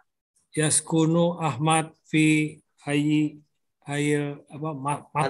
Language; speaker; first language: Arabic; non-native, learner; Indonesian